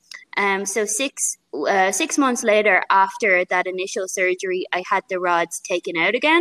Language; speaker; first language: English; native; English